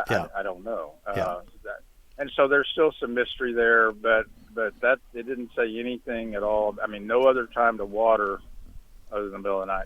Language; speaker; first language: English; native; English